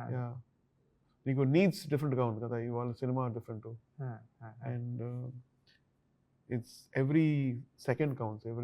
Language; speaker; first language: Telugu; non-native, learner; Tamil